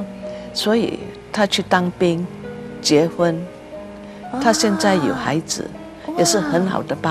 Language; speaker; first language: Chinese; early bilingual, heritage; Chinese